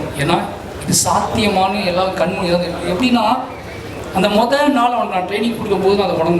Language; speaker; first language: Tamil; native; Tamil